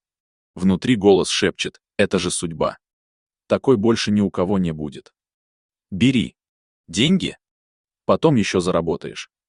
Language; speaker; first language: Russian; native; Russian